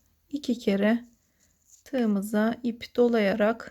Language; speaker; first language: Turkish; native; Turkish